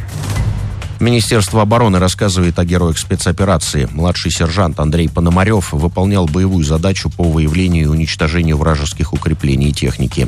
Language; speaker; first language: Russian; native; Russian